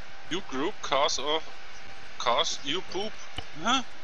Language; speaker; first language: English; non-native, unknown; German